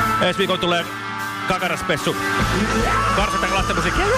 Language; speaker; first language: Finnish; native; Finnish